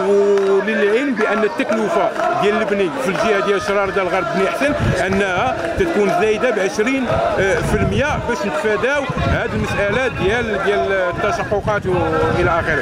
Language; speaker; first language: Arabic; native; Arabic